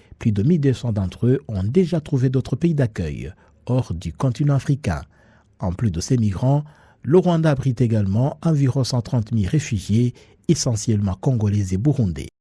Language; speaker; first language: French; non-native, local second language; Kinyarwanda